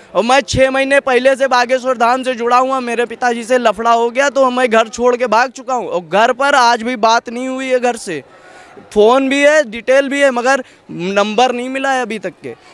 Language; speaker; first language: Hindi; native; Hindi